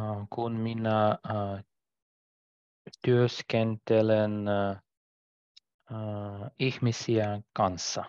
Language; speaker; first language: Finnish; non-native, learner; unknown